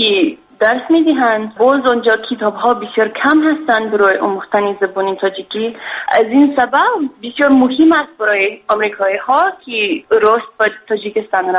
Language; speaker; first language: Persian; non-native, learner; English